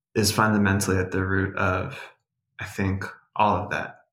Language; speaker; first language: English; early bilingual, other home language; Portuguese